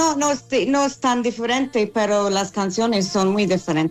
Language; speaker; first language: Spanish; non-native, fluent; English